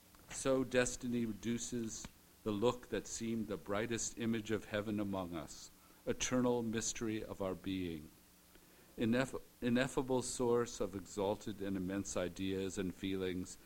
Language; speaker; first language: English; native; English